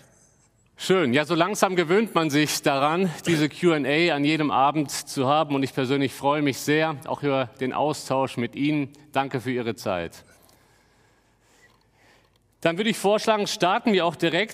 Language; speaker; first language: German; native; German